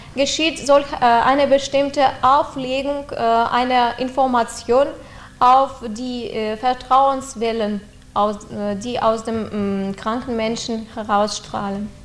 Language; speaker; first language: German; non-native, fluent; Russian